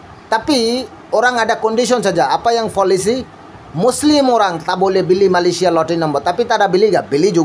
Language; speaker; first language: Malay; non-native, learner; Bangla